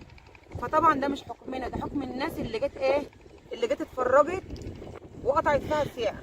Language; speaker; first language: Arabic; native; Arabic